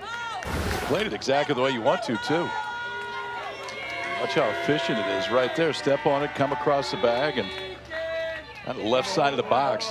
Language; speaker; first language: English; native; English